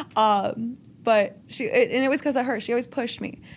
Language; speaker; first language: English; native; English